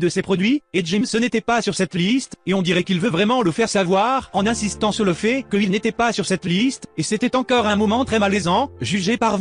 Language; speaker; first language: French; native; French